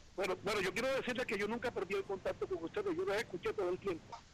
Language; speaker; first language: Spanish; non-native, fluent; English